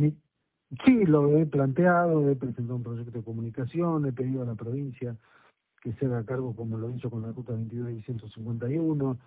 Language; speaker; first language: Spanish; native; Spanish